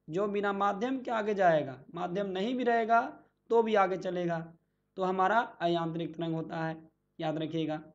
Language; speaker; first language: Hindi; native; Hindi